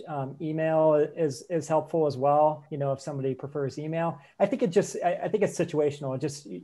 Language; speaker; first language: English; native; English